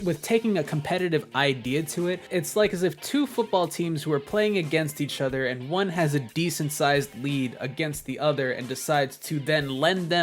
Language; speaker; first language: English; native; English